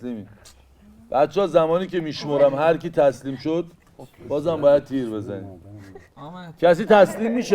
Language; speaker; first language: Persian; native; Persian